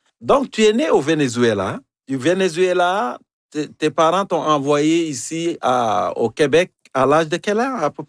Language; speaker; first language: French; native; French